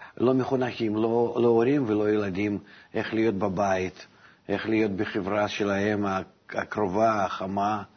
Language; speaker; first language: Hebrew; non-native, fluent; Russian